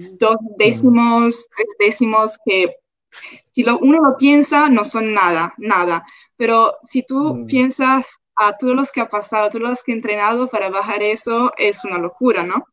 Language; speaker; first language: Spanish; non-native, local second language; Italian